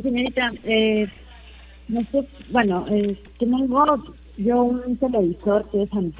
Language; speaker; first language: Spanish; native; Spanish